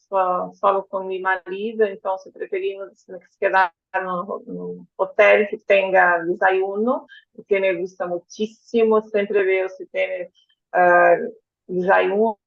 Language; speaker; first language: Spanish; non-native, fluent; Portuguese